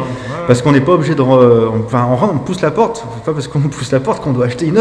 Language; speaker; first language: French; native; French